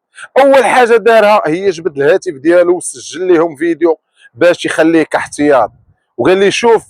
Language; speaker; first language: Arabic; native; Arabic